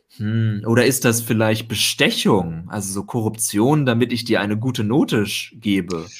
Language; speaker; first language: German; native; German